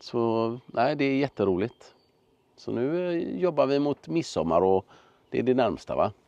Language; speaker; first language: Swedish; native; Swedish